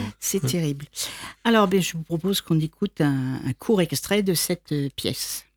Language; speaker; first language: French; native; French